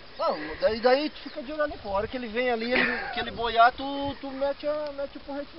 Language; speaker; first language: Portuguese; native; Portuguese